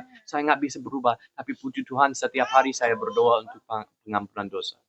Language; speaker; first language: Indonesian; non-native, fluent; English